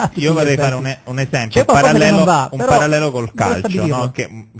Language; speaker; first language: Italian; native; Italian